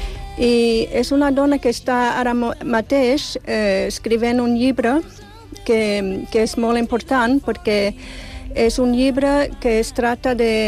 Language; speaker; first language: Catalan; non-native, fluent; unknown